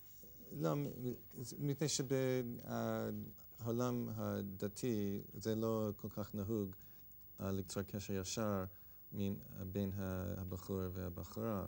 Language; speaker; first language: Hebrew; non-native, fluent; English